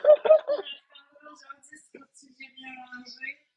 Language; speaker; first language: French; native; French